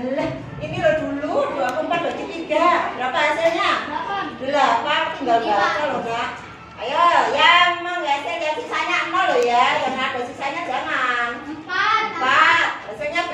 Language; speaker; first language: Indonesian; native; Indonesian